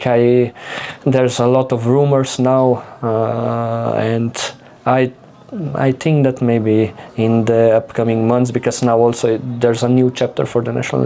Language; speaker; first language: English; non-native, fluent; Slovenian